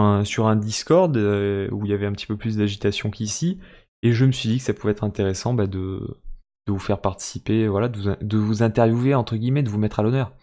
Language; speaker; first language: French; native; French